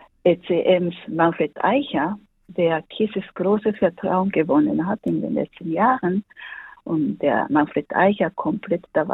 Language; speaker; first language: German; non-native, fluent; Japanese